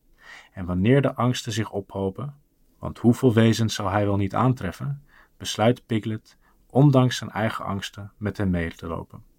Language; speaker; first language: Dutch; native; Dutch